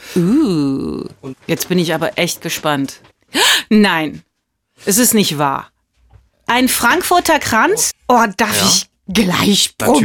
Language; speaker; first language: German; early bilingual, heritage; German